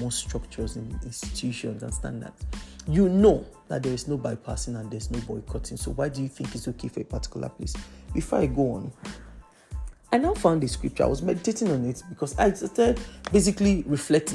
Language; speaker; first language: English; non-native, local second language; Yoruba